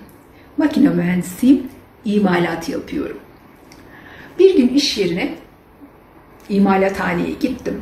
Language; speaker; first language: Turkish; native; Turkish